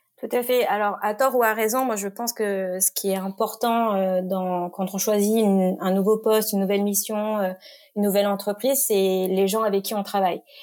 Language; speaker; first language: French; native; French